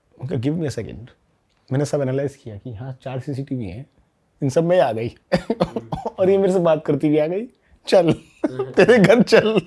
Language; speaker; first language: Hindi; native; Hindi